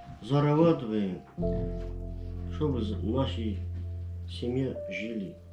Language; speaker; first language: Russian; non-native, local second language; Armenian